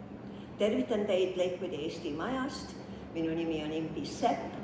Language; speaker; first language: Estonian; early bilingual, heritage; Estonian